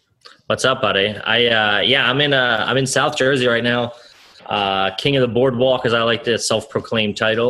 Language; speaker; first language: English; native; English